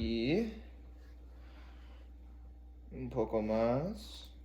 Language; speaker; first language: Spanish; non-native, learner; English